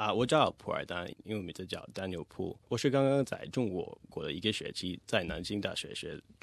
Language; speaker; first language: Chinese; non-native, fluent; English